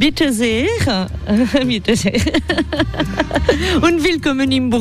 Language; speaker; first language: German; non-native, fluent; French